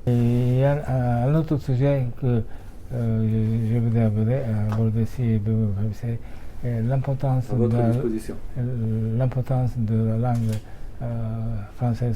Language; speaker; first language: French; non-native, fluent; Japanese